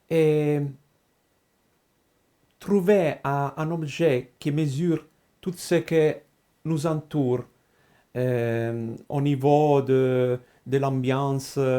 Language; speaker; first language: French; non-native, fluent; Italian